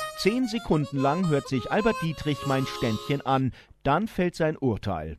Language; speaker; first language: German; native; German